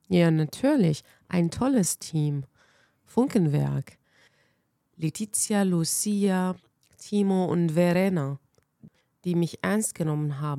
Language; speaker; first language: German; non-native, fluent; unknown